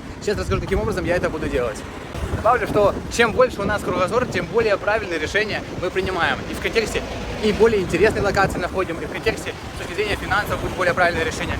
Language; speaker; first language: Russian; native; Russian